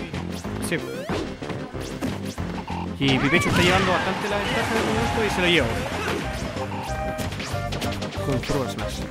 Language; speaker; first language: Spanish; native; Spanish